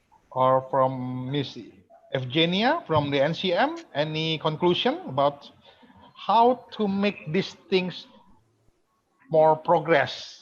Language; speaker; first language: English; non-native, fluent; Indonesian